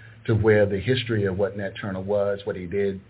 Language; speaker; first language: English; native; English